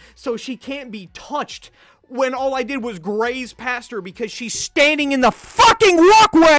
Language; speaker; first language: English; native; English